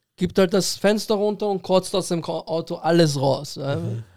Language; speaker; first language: German; early bilingual, other home language; Persian